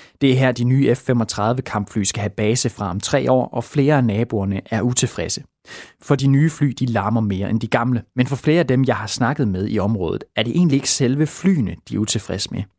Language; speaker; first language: Danish; native; Danish